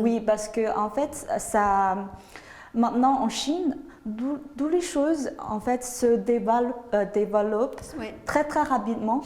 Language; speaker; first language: French; non-native, fluent; Chinese